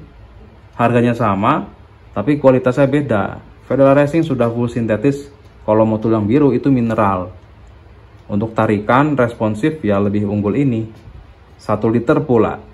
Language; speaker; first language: Indonesian; non-native, local second language; Sundanese